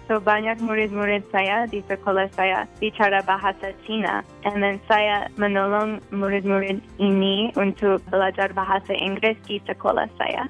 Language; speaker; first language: Indonesian; non-native, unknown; English